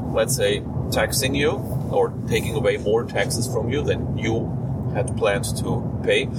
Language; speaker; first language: English; non-native, fluent; German